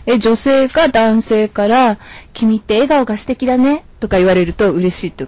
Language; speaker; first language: Japanese; native; Japanese